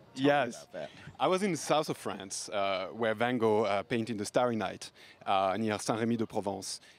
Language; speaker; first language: English; non-native, fluent; French